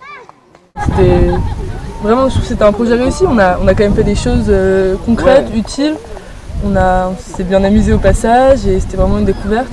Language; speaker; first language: French; native; French